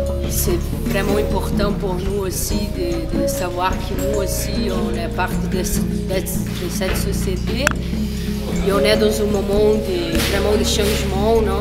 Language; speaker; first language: French; non-native, fluent; Portuguese